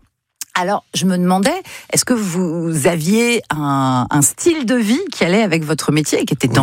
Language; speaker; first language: French; native; French